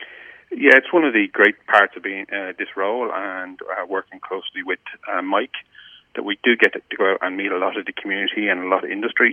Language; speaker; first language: English; native; English